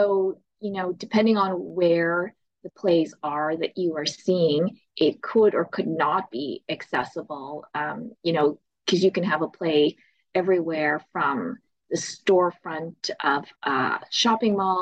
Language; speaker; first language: English; native; English